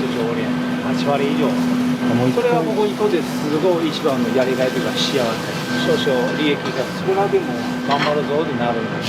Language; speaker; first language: Japanese; non-native, fluent; Chinese